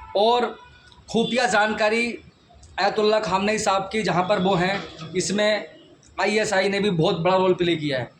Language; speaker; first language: Hindi; native; Hindi